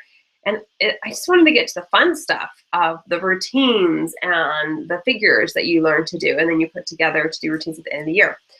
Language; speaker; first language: English; native; English